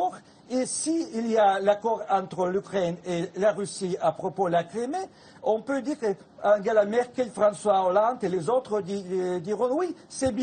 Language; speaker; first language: French; non-native, fluent; Russian